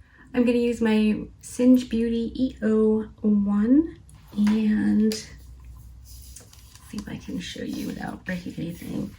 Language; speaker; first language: English; native; English